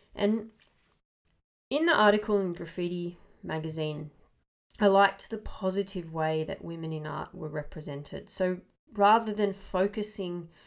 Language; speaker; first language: English; native; English